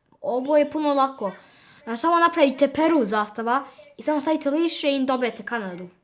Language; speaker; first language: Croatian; early bilingual, heritage; Bosnian